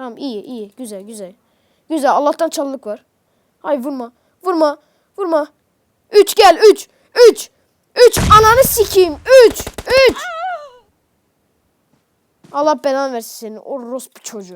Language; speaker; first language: Turkish; native; Turkish